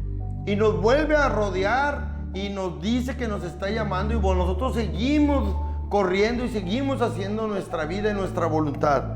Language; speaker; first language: Spanish; native; Spanish